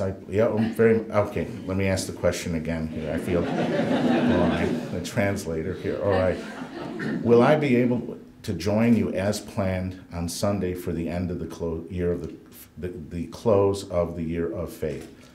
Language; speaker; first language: English; native; English